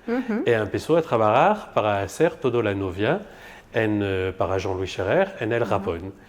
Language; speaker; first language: Spanish; non-native, fluent; French